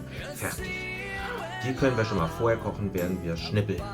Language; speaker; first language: German; non-native, fluent; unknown